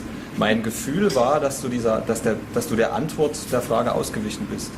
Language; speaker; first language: German; native; German